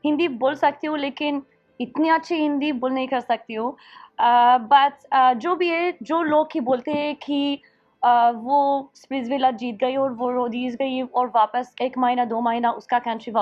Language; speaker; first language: Hindi; non-native, learner; Arabic